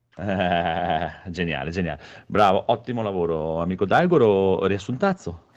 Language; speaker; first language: Italian; native; Italian